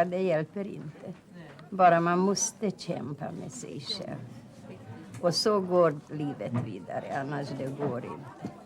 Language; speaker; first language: Swedish; non-native, fluent; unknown